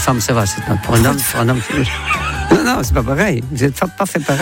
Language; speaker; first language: French; non-native, fluent; Dutch